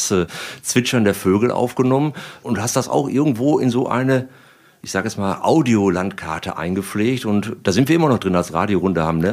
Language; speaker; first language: German; native; German